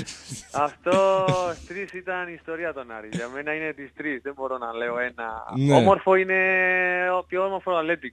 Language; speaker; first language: Greek; non-native, learner; Spanish